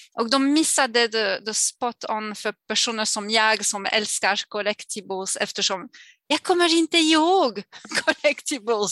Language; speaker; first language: Swedish; non-native, learner; French